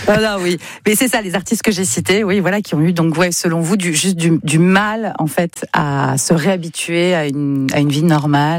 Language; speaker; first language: French; native; French